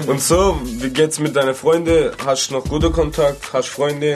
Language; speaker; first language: German; native; German